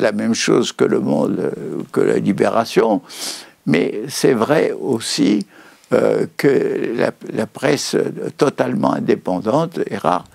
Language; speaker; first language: French; native; French